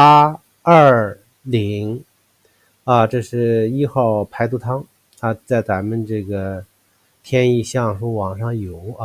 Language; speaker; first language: Chinese; native; Chinese